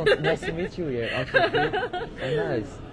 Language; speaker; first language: English; non-native, learner; French